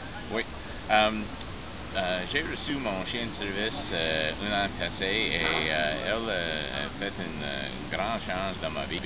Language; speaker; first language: French; non-native, local second language; English